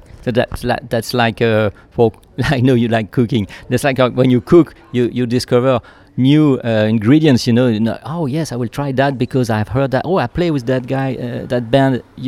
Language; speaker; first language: English; non-native, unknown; French